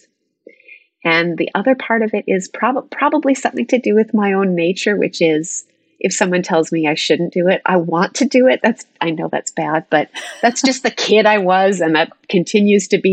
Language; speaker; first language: English; native; English